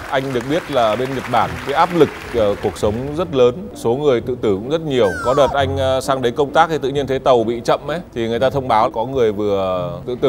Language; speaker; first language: Vietnamese; native; Vietnamese